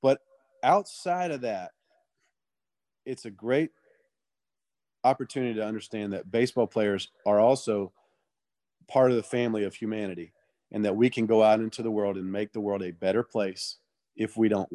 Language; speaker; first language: English; native; English